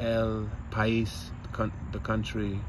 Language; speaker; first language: Spanish; non-native, learner; English